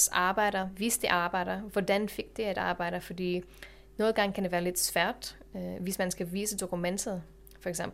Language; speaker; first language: Danish; non-native, fluent; English